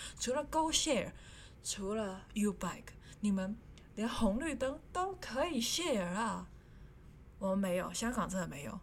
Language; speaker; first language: Chinese; non-native, local second language; Cantonese